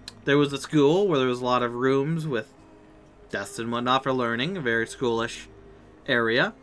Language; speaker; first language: English; native; English